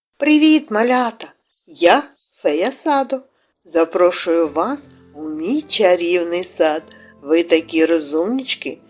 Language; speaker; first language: Ukrainian; native; Ukrainian